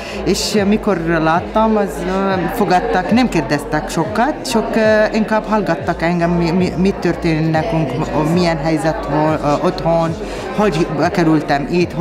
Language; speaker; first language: Hungarian; non-native, learner; Arabic